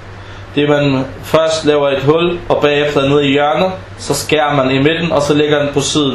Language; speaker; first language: Danish; non-native, fluent; Arabic